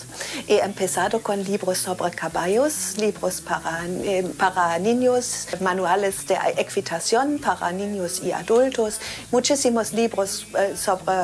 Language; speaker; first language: Spanish; non-native, fluent; German